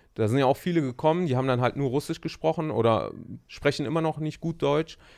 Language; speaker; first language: German; native; German